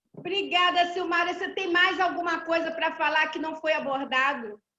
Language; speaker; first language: Portuguese; native; Portuguese